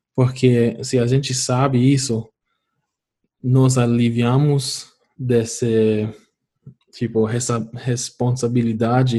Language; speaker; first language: Portuguese; non-native, fluent; English